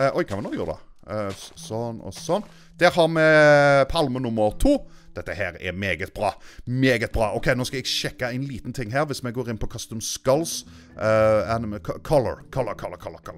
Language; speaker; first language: Norwegian; native; Norwegian